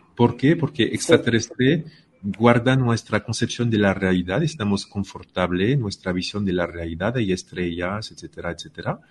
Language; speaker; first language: Spanish; non-native, fluent; French